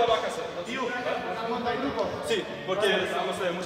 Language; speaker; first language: Spanish; non-native, learner; German